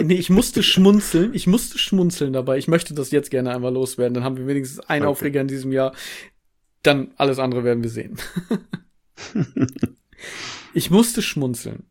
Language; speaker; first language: German; native; German